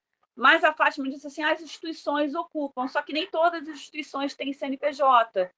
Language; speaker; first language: Portuguese; native; Portuguese